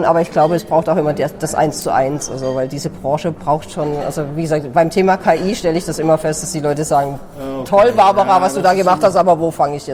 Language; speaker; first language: German; native; German